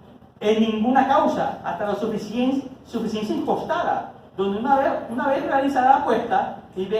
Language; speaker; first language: Spanish; native; Spanish